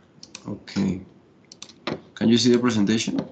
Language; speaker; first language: English; non-native, fluent; Spanish